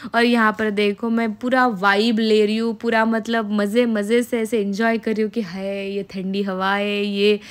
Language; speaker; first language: Hindi; non-native, local second language; Marathi